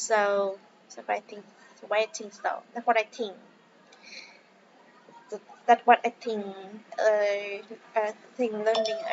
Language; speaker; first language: English; non-native, learner; Vietnamese